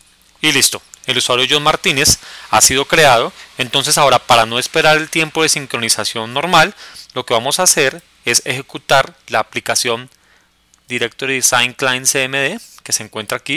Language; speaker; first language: Spanish; native; Spanish